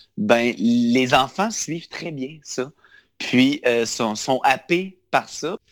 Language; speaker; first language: French; native; French